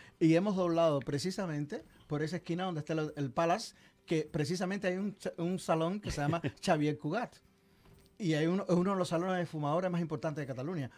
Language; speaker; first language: Spanish; native; Spanish